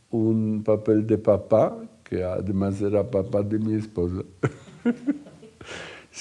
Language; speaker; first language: Spanish; non-native, fluent; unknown